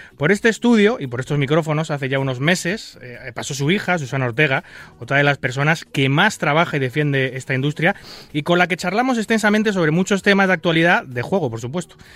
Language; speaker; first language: Spanish; native; Spanish